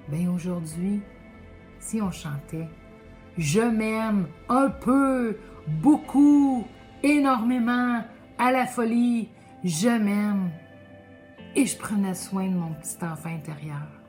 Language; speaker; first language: French; native; French